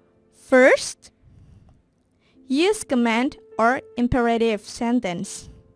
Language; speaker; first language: English; non-native, fluent; Indonesian